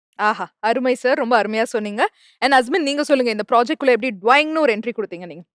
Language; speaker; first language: Tamil; native; Tamil